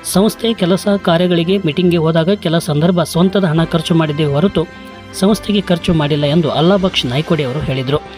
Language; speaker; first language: Kannada; native; Kannada